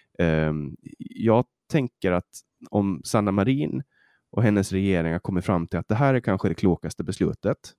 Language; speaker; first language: Swedish; native; Swedish